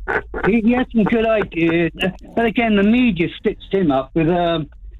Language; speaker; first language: English; native; English